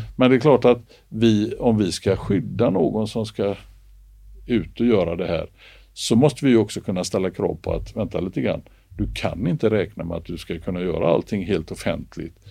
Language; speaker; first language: Swedish; native; Swedish